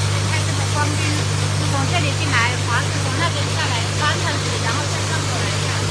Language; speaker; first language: Chinese; native; Chinese